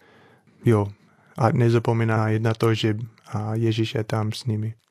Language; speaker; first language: Czech; non-native, fluent; English